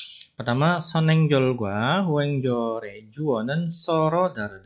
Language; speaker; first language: Korean; non-native, fluent; Indonesian